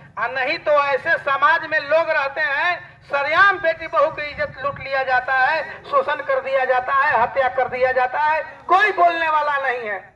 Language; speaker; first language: Hindi; native; Hindi